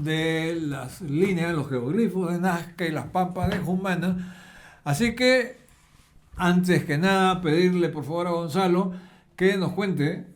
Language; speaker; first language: Spanish; native; Spanish